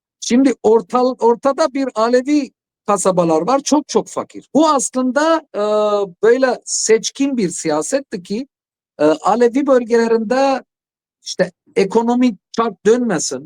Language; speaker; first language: Turkish; non-native, fluent; Arabic